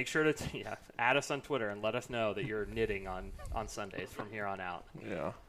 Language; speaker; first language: English; native; English